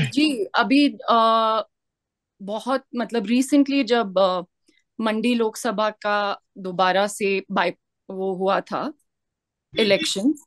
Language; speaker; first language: Hindi; native; Hindi